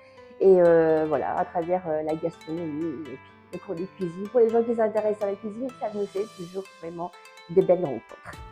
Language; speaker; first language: French; non-native, fluent; Japanese